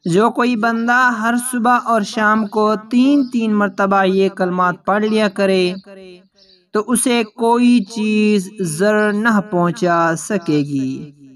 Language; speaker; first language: Urdu; native; Urdu